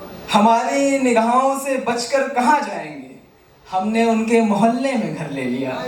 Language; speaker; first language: Hindi; native; Hindi